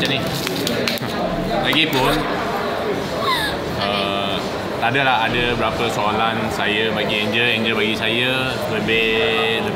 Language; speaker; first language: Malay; non-native, local second language; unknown